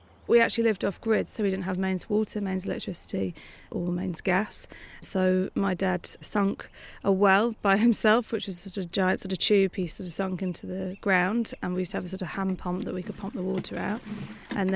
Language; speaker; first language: English; native; English